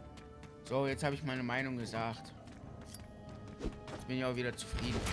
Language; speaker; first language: German; native; German